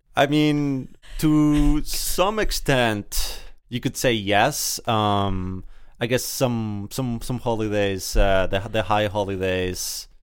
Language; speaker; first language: English; early bilingual, other home language; Spanish